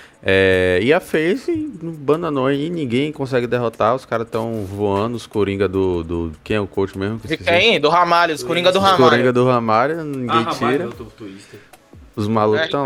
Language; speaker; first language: Portuguese; native; Portuguese